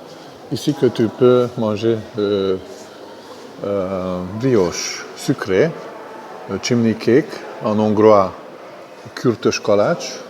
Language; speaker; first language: French; non-native, fluent; Hungarian